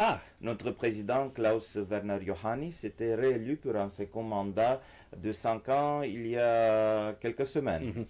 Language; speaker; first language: French; non-native, fluent; Romanian